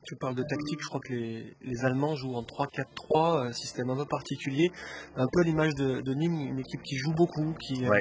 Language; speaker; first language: French; native; French